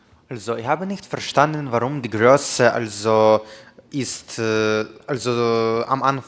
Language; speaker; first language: German; non-native, learner; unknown